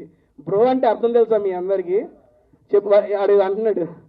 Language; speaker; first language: Telugu; native; Telugu